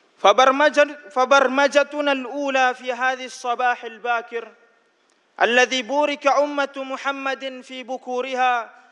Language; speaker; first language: Arabic; non-native, fluent; Indonesian